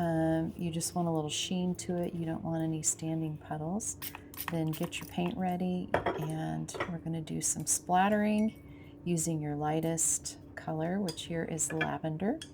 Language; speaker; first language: English; native; English